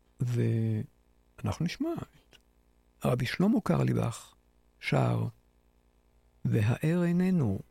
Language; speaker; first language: Hebrew; native; Hebrew